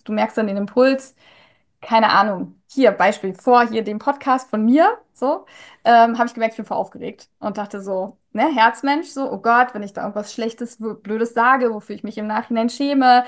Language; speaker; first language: German; native; German